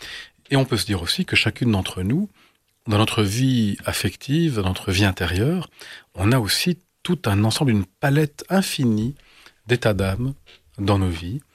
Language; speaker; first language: French; native; French